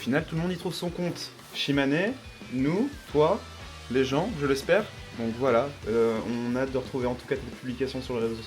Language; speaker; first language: French; native; French